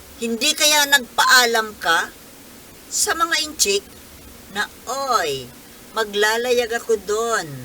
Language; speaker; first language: Filipino; non-native, local second language; Bikol